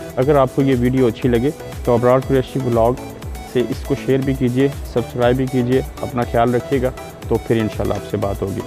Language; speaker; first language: Urdu; native; Urdu